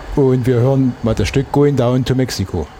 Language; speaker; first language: German; native; German